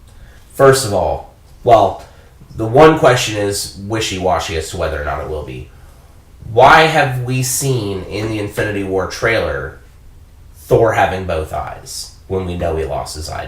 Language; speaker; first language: English; native; English